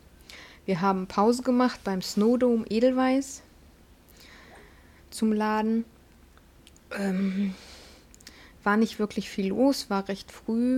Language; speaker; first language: German; native; German